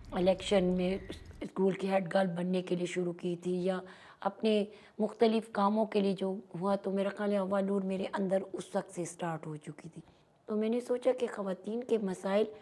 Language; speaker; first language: Urdu; non-native, local second language; Pashto